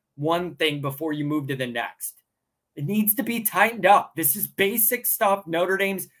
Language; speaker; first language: English; native; English